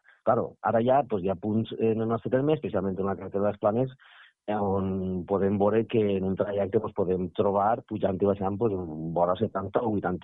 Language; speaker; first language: Catalan; native; Catalan